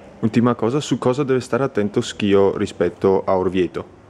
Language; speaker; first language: Italian; native; Italian